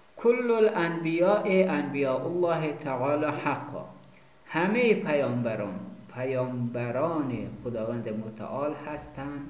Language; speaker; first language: Persian; native; Persian